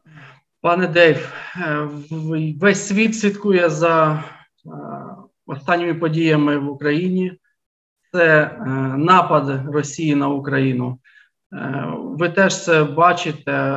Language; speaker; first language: Ukrainian; native; Ukrainian